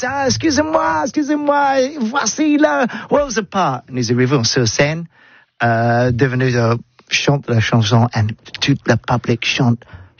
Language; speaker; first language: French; non-native, learner; English